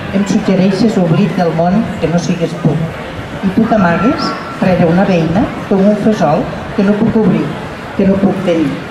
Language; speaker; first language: Catalan; native; Catalan